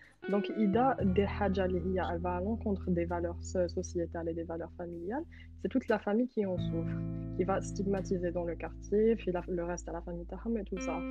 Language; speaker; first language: French; non-native, local second language; Arabic